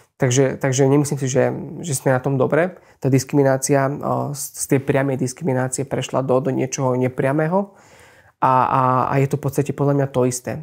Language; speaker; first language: Slovak; non-native, local second language; Hungarian